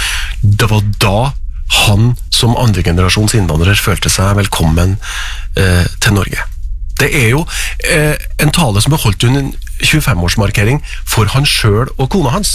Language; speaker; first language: Norwegian; native; Norwegian